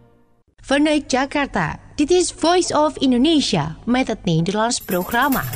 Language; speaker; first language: Dutch; non-native, fluent; Indonesian